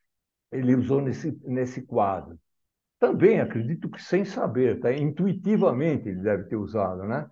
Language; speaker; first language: Portuguese; native; Portuguese